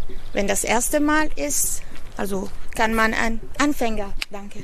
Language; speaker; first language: German; non-native, learner; Italian